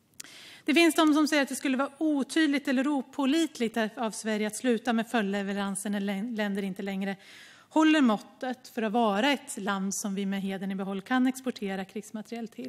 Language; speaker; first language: Swedish; native; Swedish